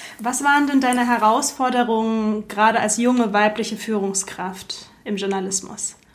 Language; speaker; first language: German; native; German